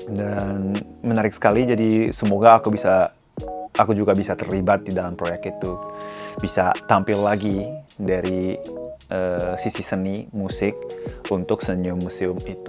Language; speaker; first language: Indonesian; non-native, fluent; Japanese